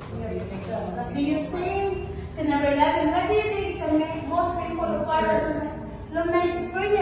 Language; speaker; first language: English; non-native, local second language; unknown